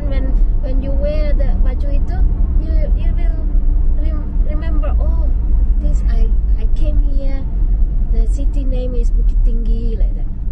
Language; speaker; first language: English; non-native, learner; Indonesian